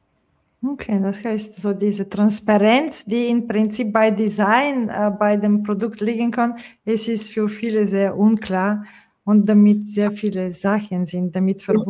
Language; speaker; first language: German; non-native, fluent; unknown